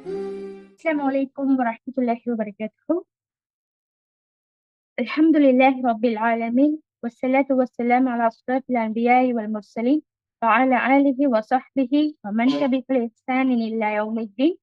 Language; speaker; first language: Arabic; non-native, learner; Tamil